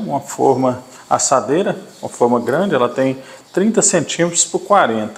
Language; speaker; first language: Portuguese; native; Portuguese